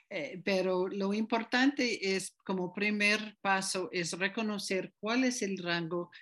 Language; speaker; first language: Spanish; non-native, fluent; English